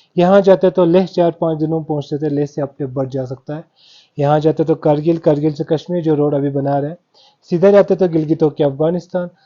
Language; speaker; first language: Hindi; non-native, local second language; Balti